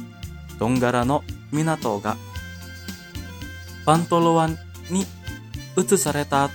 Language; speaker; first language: Japanese; non-native, fluent; Indonesian